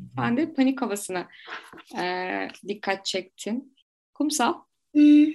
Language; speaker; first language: Turkish; native; Turkish